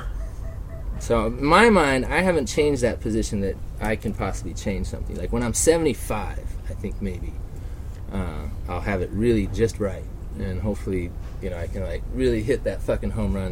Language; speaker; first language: English; native; English